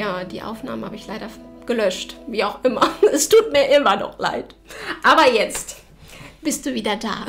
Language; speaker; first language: German; native; German